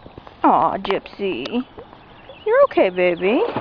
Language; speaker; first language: English; native; English